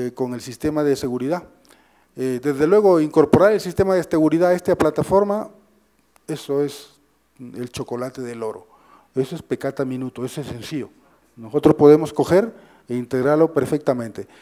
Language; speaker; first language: Spanish; native; Spanish